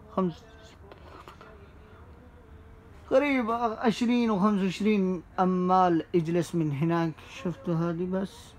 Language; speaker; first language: Arabic; non-native, learner; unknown